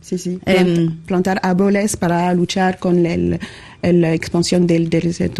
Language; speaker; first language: Spanish; non-native, learner; French